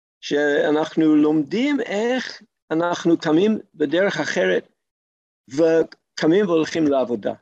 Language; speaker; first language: Hebrew; non-native, fluent; English